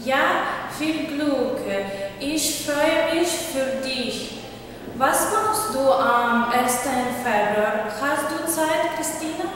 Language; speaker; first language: German; non-native, learner; Ukrainian